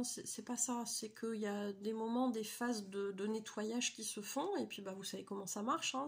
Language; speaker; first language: French; native; French